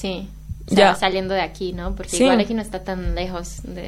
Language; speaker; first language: Spanish; non-native, fluent; Portuguese